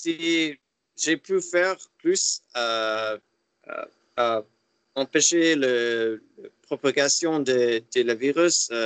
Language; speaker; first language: French; non-native, learner; English